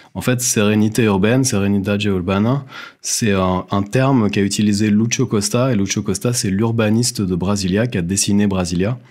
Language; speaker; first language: French; native; French